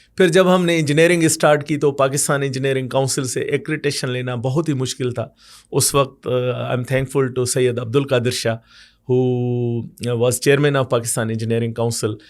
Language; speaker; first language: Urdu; non-native, local second language; Sindhi